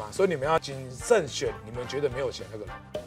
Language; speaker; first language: Chinese; native; Chinese